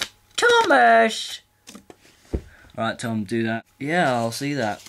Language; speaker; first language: English; native; English